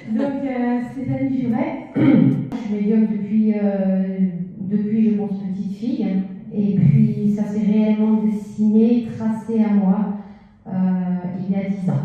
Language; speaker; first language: French; native; French